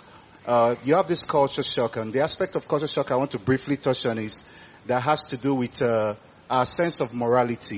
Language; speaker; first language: English; non-native, local second language; Igbo